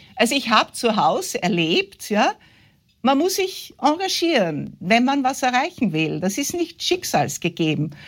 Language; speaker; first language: German; native; German